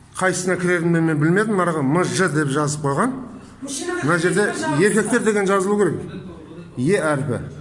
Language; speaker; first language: Kazakh; native; Kazakh